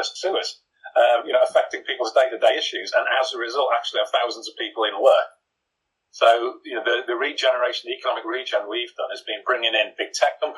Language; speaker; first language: English; native; English